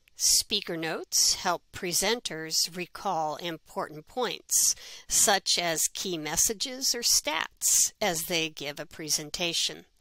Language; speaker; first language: English; native; English